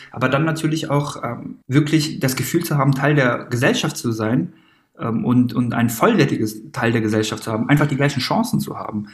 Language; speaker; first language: German; early bilingual, other home language; Persian